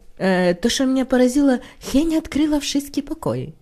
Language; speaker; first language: Polish; non-native, learner; Russian